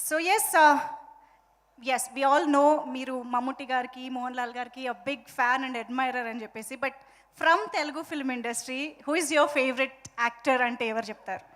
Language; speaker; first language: Telugu; native; Telugu